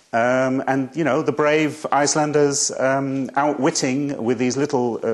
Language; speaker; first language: English; native; English